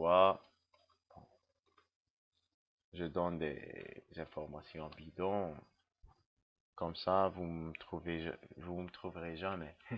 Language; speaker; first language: French; non-native, local second language; Arabic